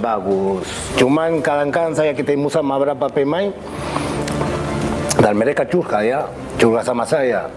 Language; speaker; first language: Indonesian; non-native, local second language; Spanish